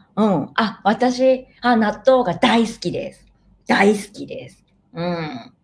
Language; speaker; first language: Japanese; non-native, fluent; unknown